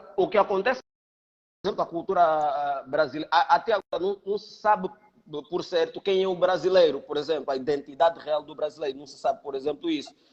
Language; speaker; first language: Portuguese; native; Portuguese